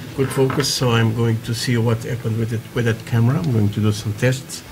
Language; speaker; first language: English; non-native, learner; Portuguese